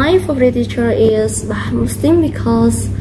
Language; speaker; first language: English; non-native, learner; Indonesian